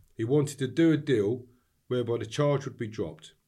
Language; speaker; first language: English; native; English